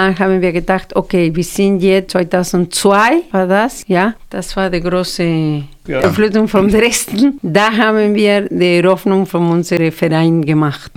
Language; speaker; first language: German; non-native, fluent; Spanish